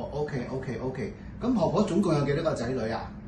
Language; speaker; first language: Cantonese; native; Cantonese